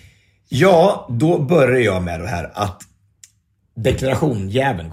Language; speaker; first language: Swedish; native; Swedish